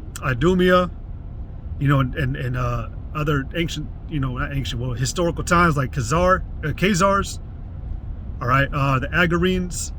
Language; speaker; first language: English; native; English